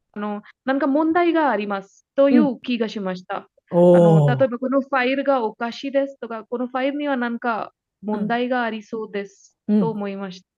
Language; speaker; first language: Japanese; non-native, learner; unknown